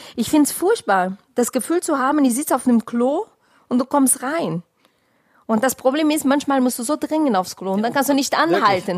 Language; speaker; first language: German; non-native, fluent; Portuguese